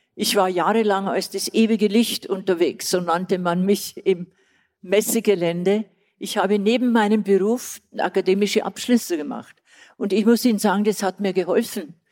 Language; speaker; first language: German; native; German